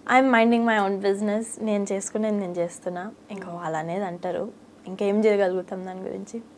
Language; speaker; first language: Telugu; early bilingual, heritage; Telugu